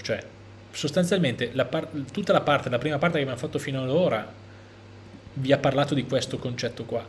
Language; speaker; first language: Italian; native; Italian